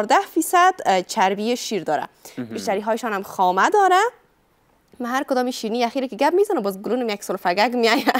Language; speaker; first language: Persian; native; Persian